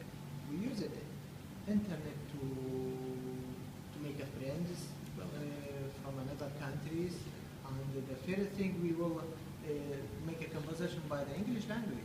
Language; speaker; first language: English; non-native, learner; Kurdish